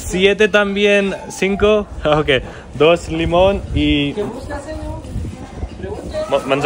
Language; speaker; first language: Spanish; non-native, learner; Hindi